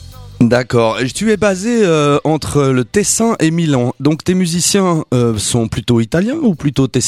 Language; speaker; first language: French; native; French